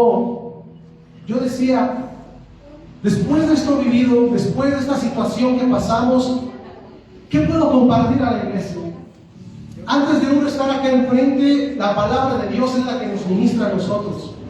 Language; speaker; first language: Spanish; native; Spanish